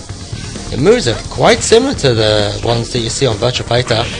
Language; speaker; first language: English; native; English